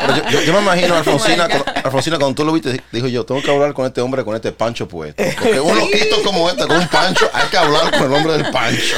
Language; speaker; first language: Spanish; early bilingual, heritage; Spanish